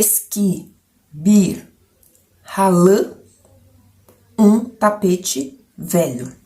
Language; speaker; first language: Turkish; non-native, learner; Portuguese